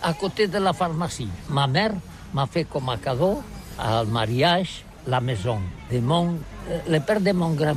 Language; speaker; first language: French; non-native, learner; Catalan